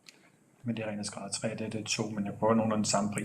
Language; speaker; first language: Danish; native; Danish